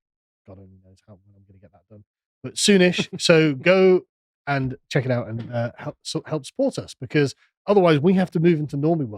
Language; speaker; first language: English; native; English